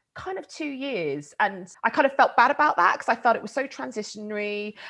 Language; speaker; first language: English; native; English